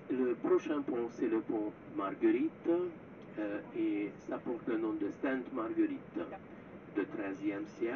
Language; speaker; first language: French; non-native, fluent; Hungarian